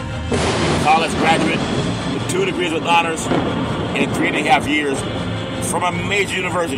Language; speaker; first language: English; native; English